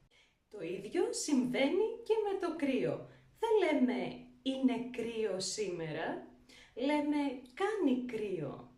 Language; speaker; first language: Greek; native; Greek